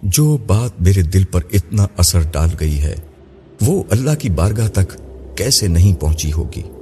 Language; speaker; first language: Urdu; native; Urdu